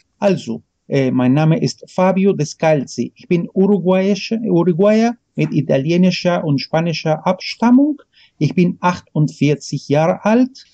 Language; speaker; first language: German; non-native, fluent; Spanish